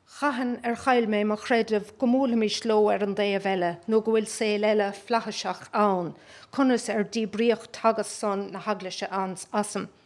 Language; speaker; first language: Irish; native; Irish